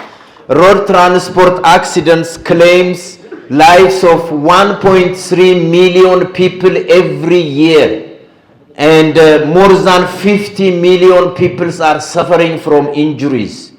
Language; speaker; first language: English; non-native, fluent; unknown